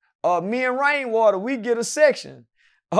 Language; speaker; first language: English; native; English